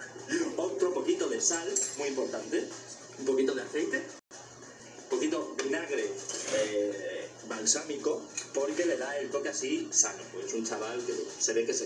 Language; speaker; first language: Spanish; native; Spanish